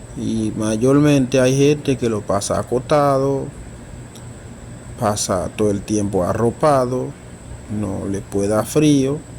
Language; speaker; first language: Spanish; non-native, fluent; Haitian Creole